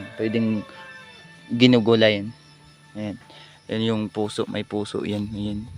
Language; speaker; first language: Filipino; non-native, local second language; Cebuano